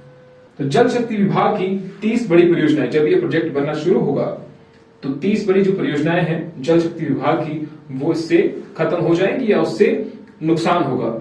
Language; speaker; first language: Hindi; native; Hindi